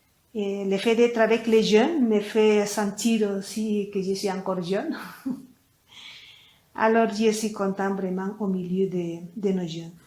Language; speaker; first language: French; non-native, fluent; Spanish